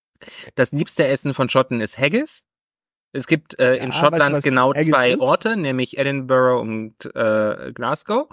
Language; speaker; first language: German; native; German